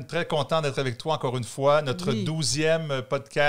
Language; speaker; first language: French; native; French